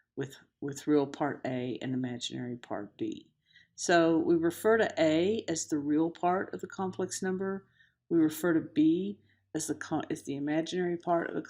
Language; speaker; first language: English; native; English